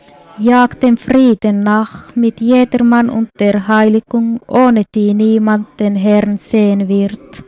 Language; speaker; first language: German; non-native, fluent; Swedish